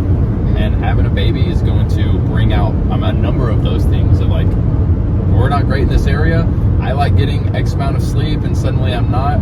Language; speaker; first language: English; native; English